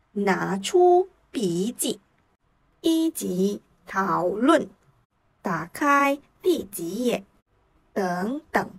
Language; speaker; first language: Chinese; non-native, learner; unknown